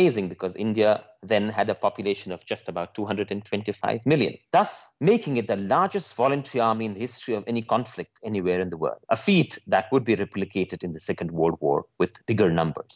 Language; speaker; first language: English; non-native, local second language; Nepali